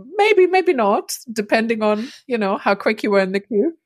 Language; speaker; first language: English; non-native, fluent; German